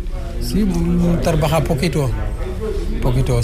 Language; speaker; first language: Spanish; non-native, learner; Wolof